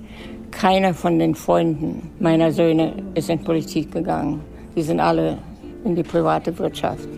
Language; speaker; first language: German; native; German